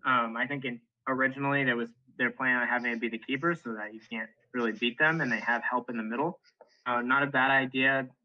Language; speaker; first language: English; native; English